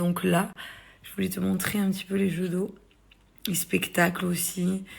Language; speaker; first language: French; native; French